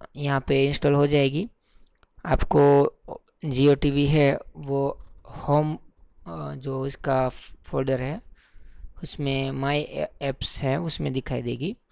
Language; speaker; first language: Hindi; non-native, local second language; Gujarati